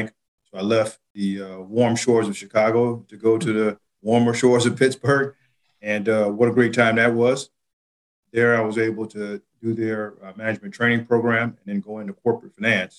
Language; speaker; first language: English; native; English